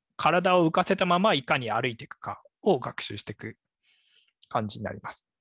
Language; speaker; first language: Japanese; native; Japanese